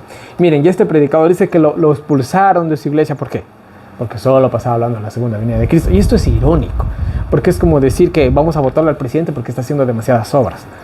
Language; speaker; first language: Spanish; native; Spanish